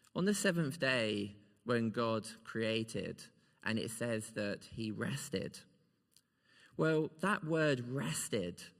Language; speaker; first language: English; native; English